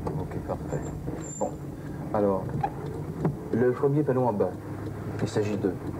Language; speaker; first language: French; native; French